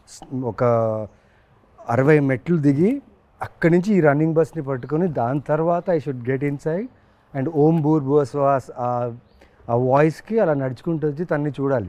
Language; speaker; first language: Telugu; native; Telugu